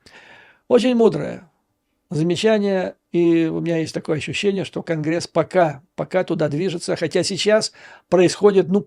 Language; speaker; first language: Russian; native; Russian